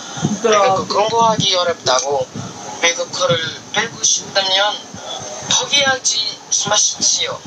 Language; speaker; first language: Korean; non-native, learner; Filipino